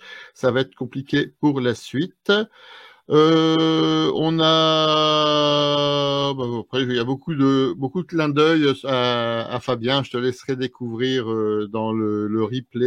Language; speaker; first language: French; native; French